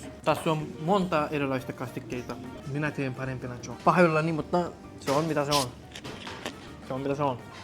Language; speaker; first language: Finnish; non-native, learner; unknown